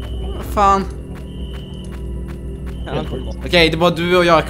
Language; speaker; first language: Swedish; native; Swedish